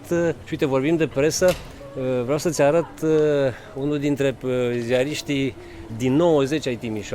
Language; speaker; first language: Romanian; native; Romanian